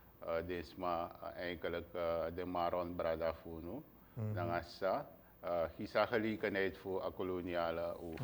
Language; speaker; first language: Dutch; non-native, local second language; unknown